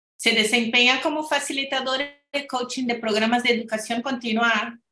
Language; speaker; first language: Spanish; non-native, fluent; Portuguese